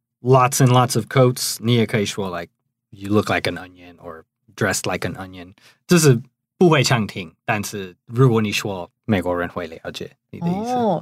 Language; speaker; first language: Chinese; non-native, fluent; English